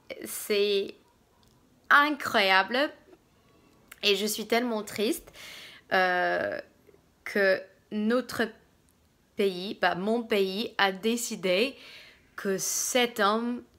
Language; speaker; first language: French; non-native, fluent; English